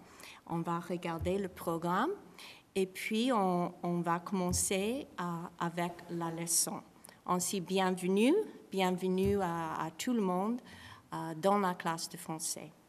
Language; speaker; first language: French; non-native, fluent; English